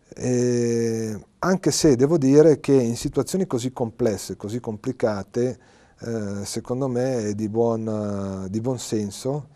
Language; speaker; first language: Italian; native; Italian